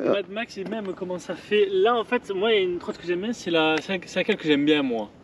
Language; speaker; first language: French; native; French